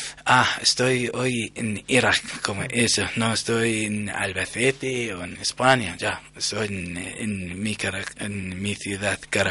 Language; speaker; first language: Spanish; non-native, learner; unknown